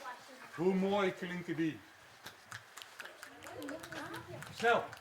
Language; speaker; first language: Dutch; non-native, local second language; Papiamento